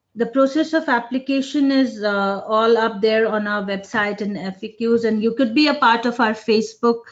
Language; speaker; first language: English; non-native, local second language; Hindi